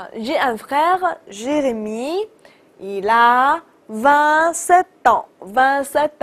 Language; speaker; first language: French; non-native, fluent; Chinese